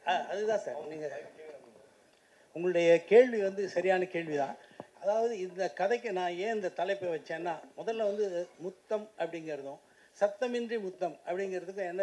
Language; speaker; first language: Tamil; native; Tamil